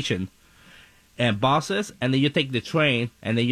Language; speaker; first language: English; non-native, fluent; Spanish